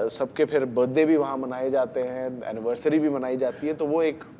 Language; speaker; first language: Hindi; native; Hindi